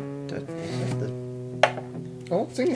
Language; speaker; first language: English; native; English